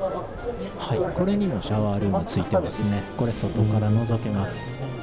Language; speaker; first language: Japanese; native; Japanese